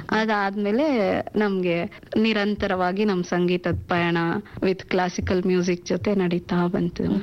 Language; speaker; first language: Kannada; non-native, local second language; Urdu